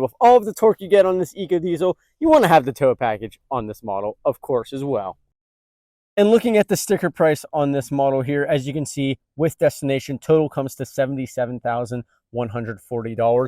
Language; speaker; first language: English; native; English